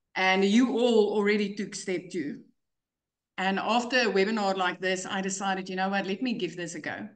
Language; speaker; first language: English; non-native, local second language; Afrikaans